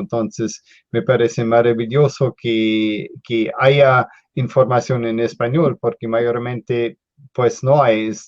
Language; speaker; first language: Spanish; non-native, fluent; English